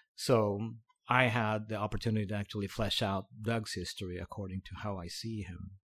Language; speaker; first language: English; non-native, local second language; Filipino